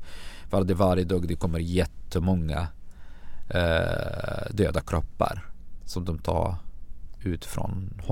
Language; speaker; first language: Swedish; non-native, fluent; Arabic